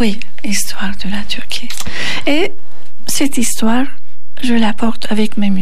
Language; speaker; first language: French; non-native, fluent; Turkish